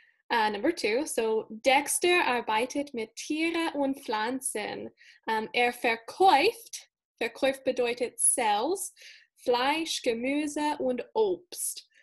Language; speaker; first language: German; non-native, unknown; English